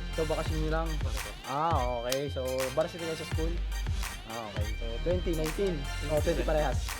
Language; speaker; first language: Filipino; native; Filipino